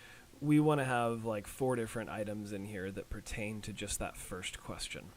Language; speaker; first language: English; native; English